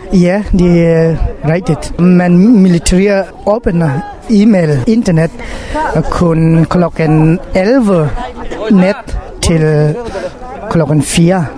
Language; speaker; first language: Danish; non-native, learner; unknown